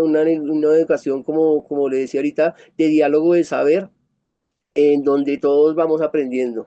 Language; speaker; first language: Spanish; native; Spanish